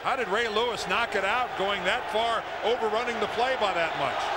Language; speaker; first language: English; native; English